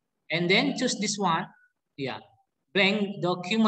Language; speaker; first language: English; non-native, learner; Indonesian